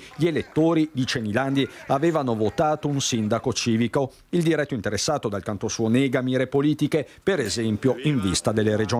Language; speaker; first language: Italian; native; Italian